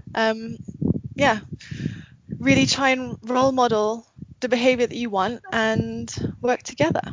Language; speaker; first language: English; native; English